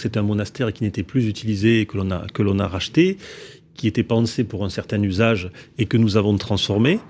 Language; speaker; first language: French; native; French